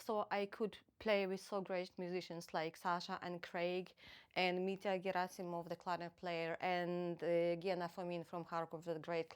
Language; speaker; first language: English; non-native, fluent; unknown